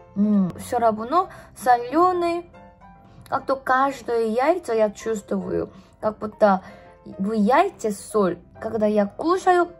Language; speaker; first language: Russian; non-native, learner; Korean